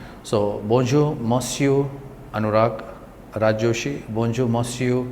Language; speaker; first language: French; non-native, learner; Hindi